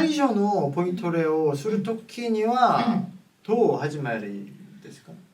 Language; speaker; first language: Japanese; non-native, fluent; Korean